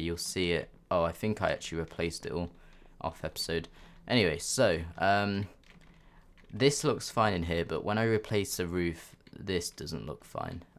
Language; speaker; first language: English; native; English